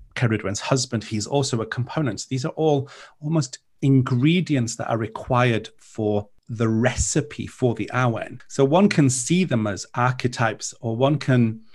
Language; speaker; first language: English; non-native, local second language; Welsh